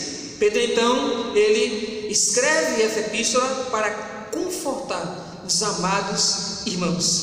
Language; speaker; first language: Portuguese; native; Portuguese